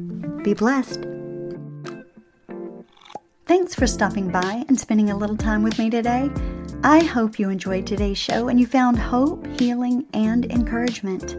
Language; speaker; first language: English; native; English